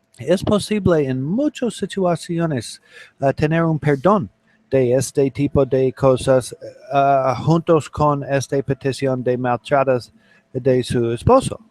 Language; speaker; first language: Spanish; non-native, learner; English